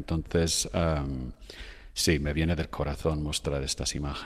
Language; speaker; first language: Spanish; non-native, fluent; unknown